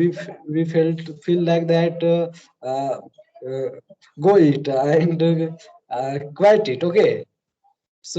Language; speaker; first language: English; non-native, learner; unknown